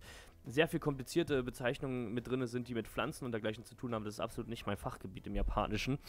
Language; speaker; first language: German; native; German